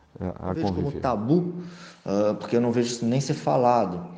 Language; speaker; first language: Portuguese; native; Portuguese